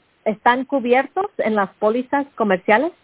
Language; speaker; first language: Spanish; early bilingual, heritage; Spanish